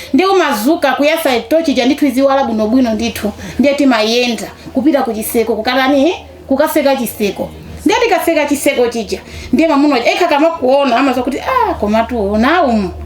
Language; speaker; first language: Nyanja; native; Nyanja